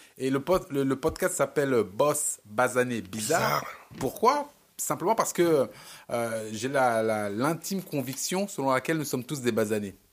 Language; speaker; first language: French; early bilingual, other home language; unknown